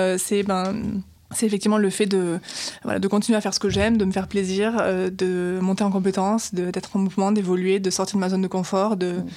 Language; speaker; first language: French; native; French